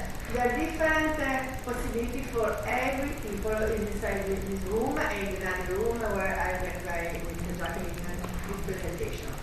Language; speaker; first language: English; non-native, learner; Italian